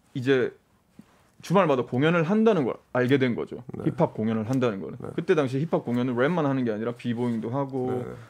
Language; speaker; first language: Korean; native; Korean